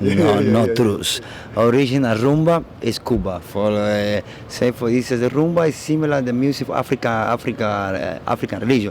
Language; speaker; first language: English; non-native, learner; Spanish